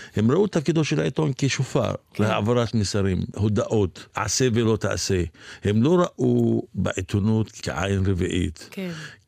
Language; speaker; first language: Hebrew; non-native, local second language; Arabic